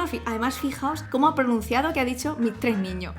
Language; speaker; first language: Spanish; native; Spanish